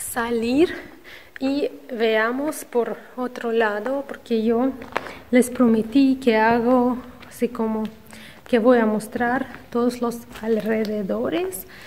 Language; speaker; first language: Spanish; non-native, fluent; Russian